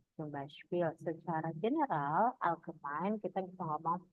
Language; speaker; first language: German; non-native, fluent; Indonesian